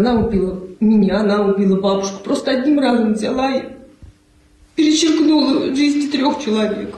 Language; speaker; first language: Russian; native; Russian